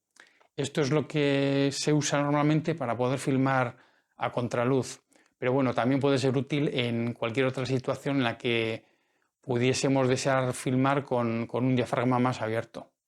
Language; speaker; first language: Spanish; native; Spanish